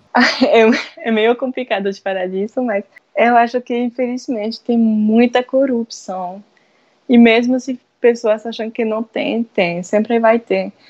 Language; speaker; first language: Portuguese; non-native, fluent; French